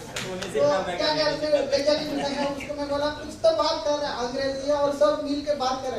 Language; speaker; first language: Hindi; non-native, local second language; Tamil